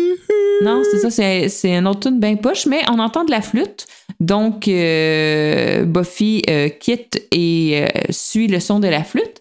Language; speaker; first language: French; native; French